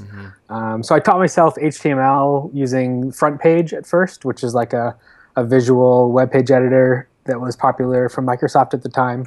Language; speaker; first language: English; native; English